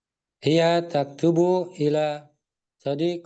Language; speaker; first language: Arabic; non-native, learner; Indonesian